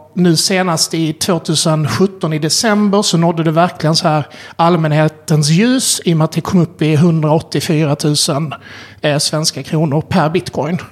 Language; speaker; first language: Swedish; native; Swedish